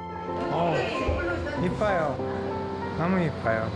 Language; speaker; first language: Korean; non-native, learner; English